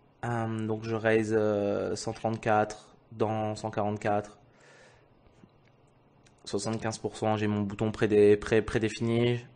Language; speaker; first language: French; native; French